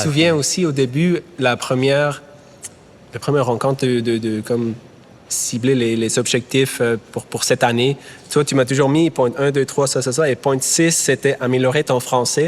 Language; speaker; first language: French; non-native, fluent; German